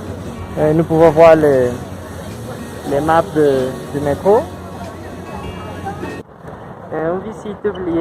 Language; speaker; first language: French; non-native, learner; Spanish